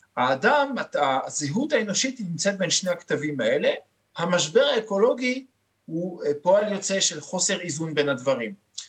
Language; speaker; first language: Hebrew; non-native, fluent; French